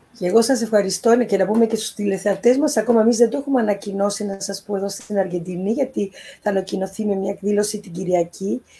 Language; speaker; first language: Greek; early bilingual, heritage; Greek